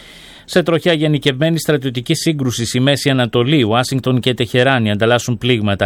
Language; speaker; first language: Greek; native; Greek